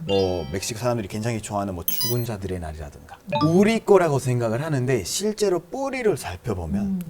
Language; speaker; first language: Korean; non-native, fluent; Spanish